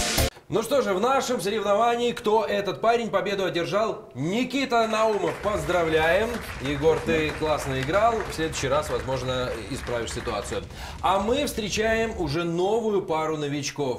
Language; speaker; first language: Russian; native; Russian